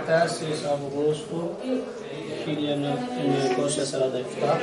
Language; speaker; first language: Greek; non-native, learner; Bangla